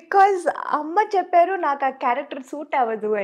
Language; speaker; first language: Telugu; non-native, local second language; Tamil